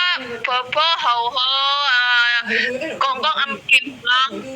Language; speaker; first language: Chinese; non-native, learner; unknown